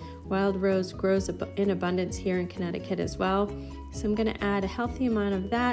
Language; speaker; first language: English; native; English